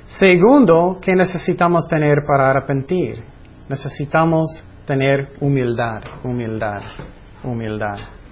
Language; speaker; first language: Spanish; non-native, fluent; English